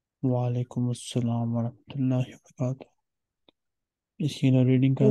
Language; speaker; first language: Urdu; native; Urdu